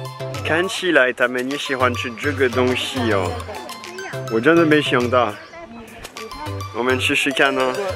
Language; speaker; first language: Chinese; non-native, fluent; French